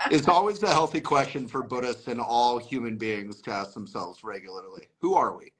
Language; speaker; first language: English; native; English